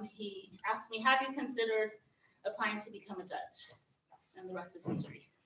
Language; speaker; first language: English; early bilingual, other home language; Spanish